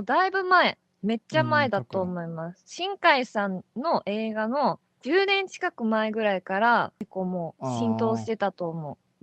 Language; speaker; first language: Japanese; native; Japanese